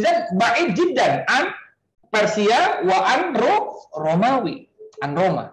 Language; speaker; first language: Arabic; non-native, fluent; Indonesian